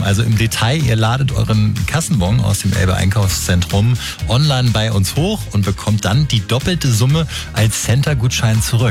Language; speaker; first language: German; native; German